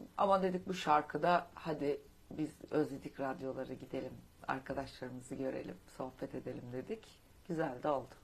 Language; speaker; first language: Turkish; native; Turkish